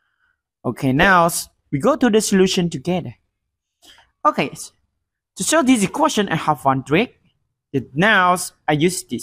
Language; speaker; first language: English; non-native, learner; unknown